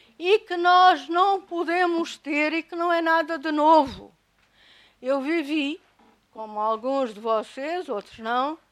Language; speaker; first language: Portuguese; native; Portuguese